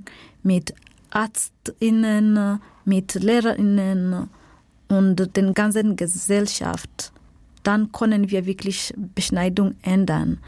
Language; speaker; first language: German; non-native, learner; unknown